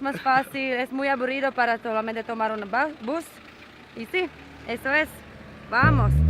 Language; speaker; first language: Spanish; non-native, learner; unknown